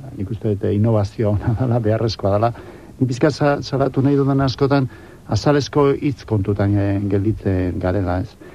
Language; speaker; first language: Basque; non-native, local second language; Spanish